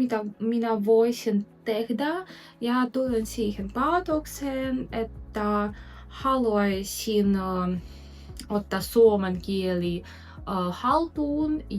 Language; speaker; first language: Finnish; non-native, learner; Russian